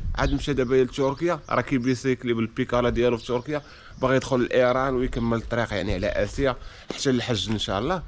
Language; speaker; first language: Arabic; native; Arabic